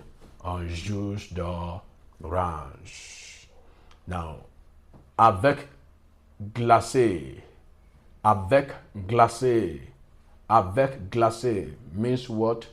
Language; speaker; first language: French; non-native, learner; English